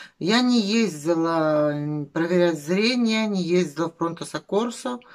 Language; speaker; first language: Russian; native; Russian